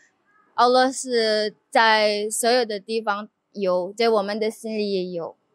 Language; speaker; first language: Chinese; non-native, fluent; Indonesian